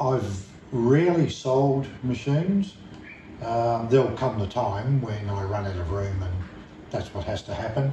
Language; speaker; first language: English; native; English